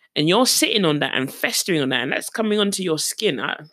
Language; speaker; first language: English; native; English